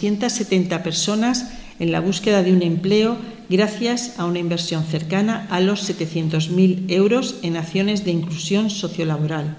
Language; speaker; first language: Spanish; native; Spanish